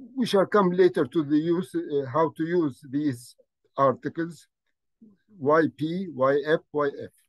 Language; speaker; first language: English; non-native, fluent; Arabic